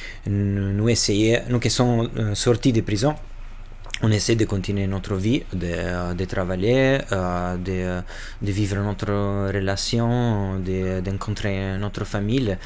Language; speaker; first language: French; non-native, fluent; Albanian